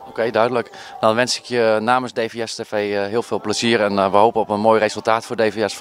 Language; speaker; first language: Dutch; native; Dutch